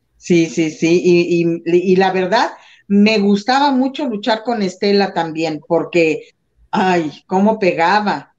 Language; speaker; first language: Spanish; native; Spanish